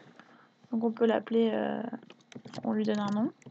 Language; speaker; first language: French; native; French